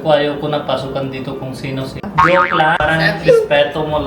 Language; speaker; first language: Filipino; non-native, learner; Punjabi